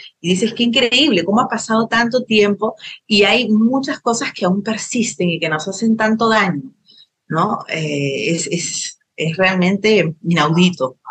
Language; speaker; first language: Spanish; native; Spanish